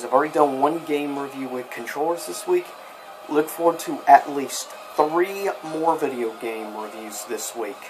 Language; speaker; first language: English; native; English